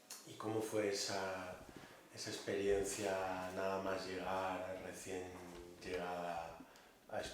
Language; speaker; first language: Spanish; native; Spanish